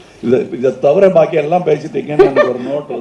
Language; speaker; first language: Tamil; native; Tamil